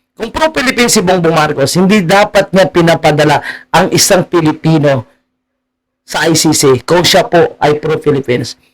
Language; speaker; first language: Filipino; native; Filipino